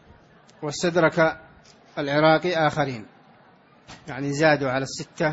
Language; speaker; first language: Arabic; native; Arabic